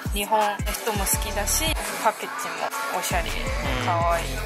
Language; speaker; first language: Japanese; non-native, fluent; Chinese